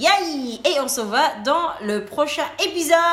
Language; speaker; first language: French; non-native, learner; Indonesian